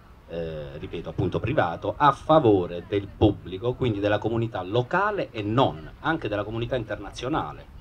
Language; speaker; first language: Italian; native; Italian